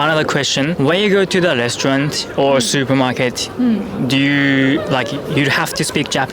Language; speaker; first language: English; non-native, learner; Japanese